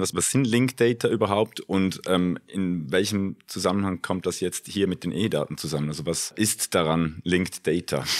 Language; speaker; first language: German; native; German